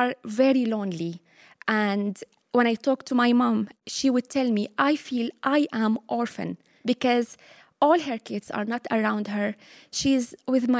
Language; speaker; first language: English; non-native, fluent; Arabic